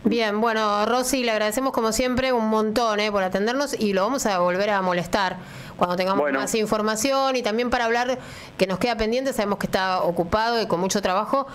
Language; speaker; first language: Spanish; native; Spanish